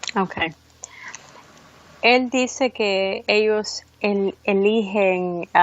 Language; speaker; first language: Spanish; early bilingual, heritage; Spanish